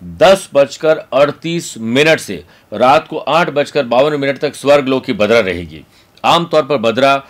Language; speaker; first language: Hindi; native; Hindi